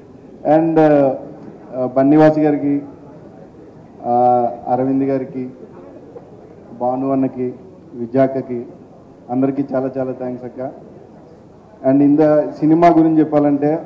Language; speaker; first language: Telugu; native; Telugu